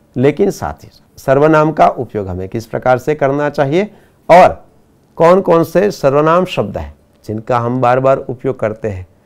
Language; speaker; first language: Hindi; non-native, local second language; Gujarati